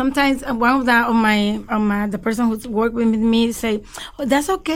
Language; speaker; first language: English; non-native, learner; Spanish